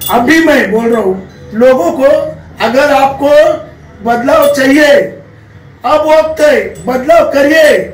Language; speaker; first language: Hindi; non-native, local second language; Marathi